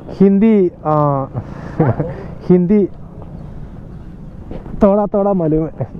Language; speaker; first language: Hindi; non-native, learner; Malayalam